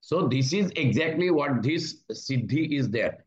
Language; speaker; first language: English; non-native, local second language; Marathi